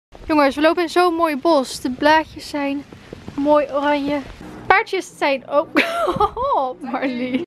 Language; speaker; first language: Dutch; native; Dutch